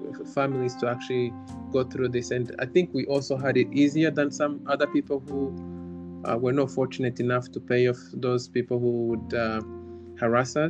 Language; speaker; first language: English; non-native, local second language; Kinyarwanda